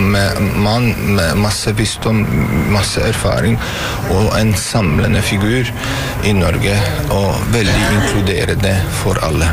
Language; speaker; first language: Norwegian; non-native, fluent; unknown